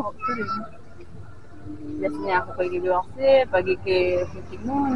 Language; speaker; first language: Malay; non-native, local second language; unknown